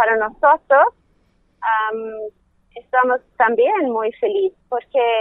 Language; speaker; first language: Spanish; non-native, learner; English